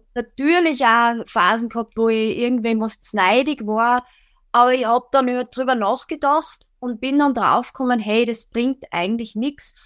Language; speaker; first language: German; native; German